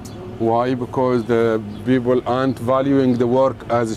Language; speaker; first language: English; non-native, fluent; Arabic